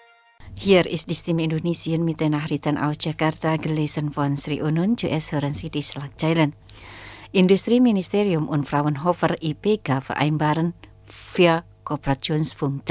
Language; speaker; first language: German; non-native, fluent; Indonesian